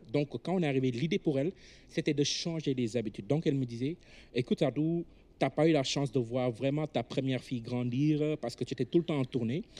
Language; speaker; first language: French; non-native, local second language; Wolof